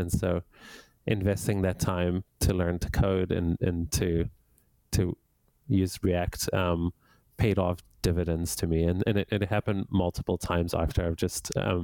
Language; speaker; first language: English; native; English